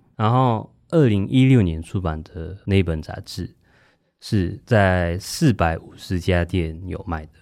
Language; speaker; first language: Chinese; non-native, fluent; Japanese